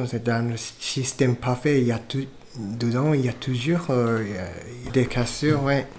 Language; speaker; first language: French; non-native, fluent; Japanese